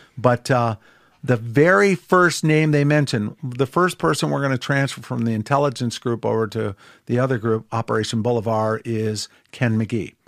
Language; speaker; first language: English; native; English